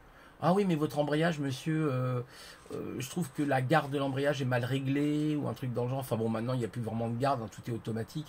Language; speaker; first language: French; native; French